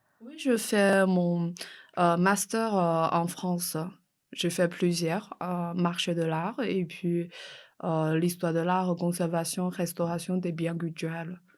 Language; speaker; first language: French; non-native, fluent; Chinese